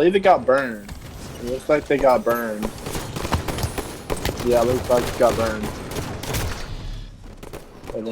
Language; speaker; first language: English; native; English